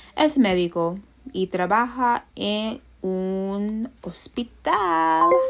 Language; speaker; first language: Spanish; non-native, learner; English